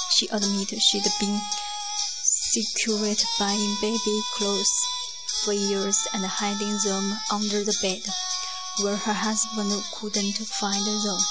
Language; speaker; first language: English; non-native, learner; Chinese